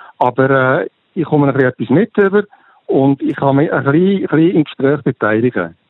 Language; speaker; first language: German; native; German